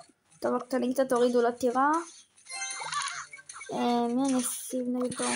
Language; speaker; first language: Hebrew; native; Hebrew